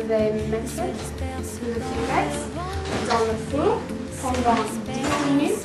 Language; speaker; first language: French; non-native, learner; English